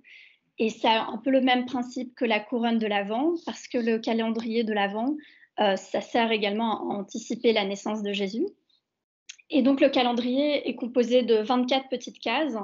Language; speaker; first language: French; native; French